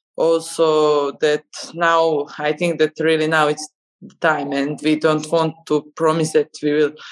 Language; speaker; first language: English; non-native, fluent; Serbian